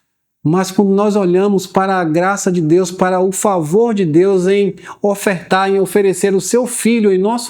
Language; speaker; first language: Portuguese; native; Portuguese